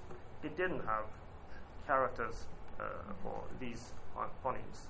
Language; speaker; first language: English; non-native, learner; Japanese